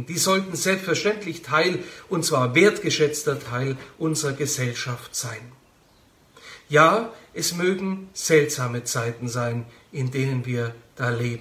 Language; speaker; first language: German; native; German